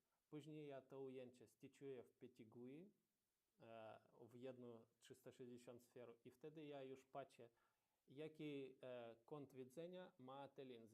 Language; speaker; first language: Polish; non-native, learner; Ukrainian